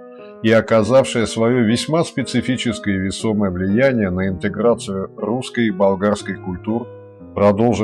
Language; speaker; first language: Russian; native; Russian